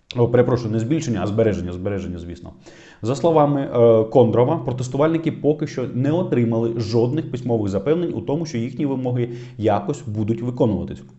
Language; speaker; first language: Ukrainian; non-native, local second language; Russian